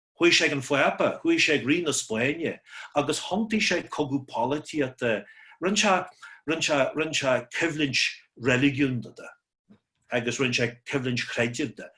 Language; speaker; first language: Irish; native; Irish